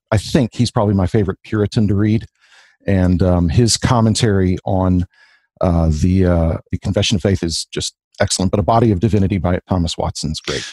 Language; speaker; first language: English; native; English